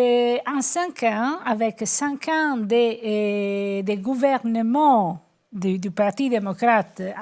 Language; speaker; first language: French; non-native, fluent; Italian